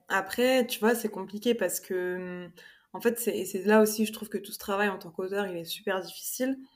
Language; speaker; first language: French; native; French